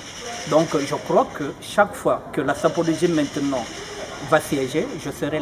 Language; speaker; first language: French; non-native, local second language; Lingala